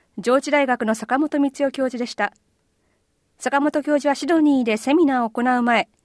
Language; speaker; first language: Japanese; native; Japanese